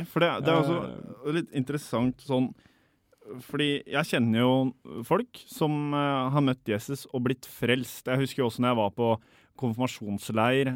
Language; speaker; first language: Norwegian; native; Norwegian